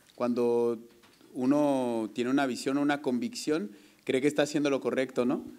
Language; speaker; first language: Spanish; native; Spanish